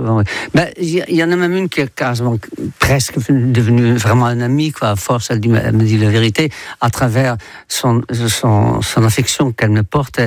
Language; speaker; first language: French; non-native, fluent; Dutch